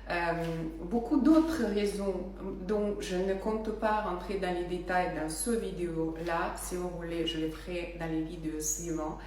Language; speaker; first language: French; non-native, fluent; Russian